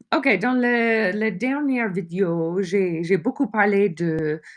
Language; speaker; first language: French; non-native, fluent; English